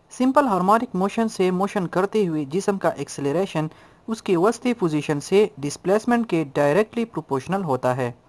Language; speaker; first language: Urdu; non-native, local second language; Pashto